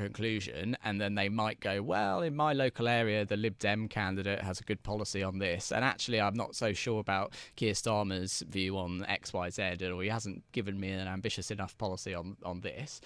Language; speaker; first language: English; native; English